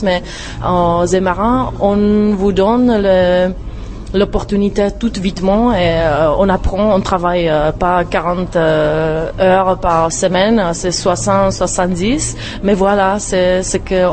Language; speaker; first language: French; non-native, fluent; Czech